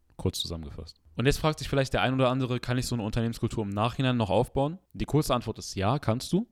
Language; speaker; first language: German; early bilingual, other home language; Arabic